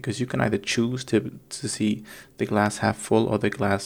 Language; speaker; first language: English; non-native, fluent; Indonesian